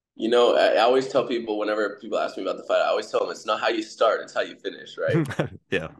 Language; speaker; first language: English; native; English